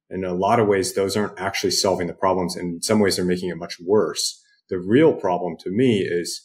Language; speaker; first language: English; native; English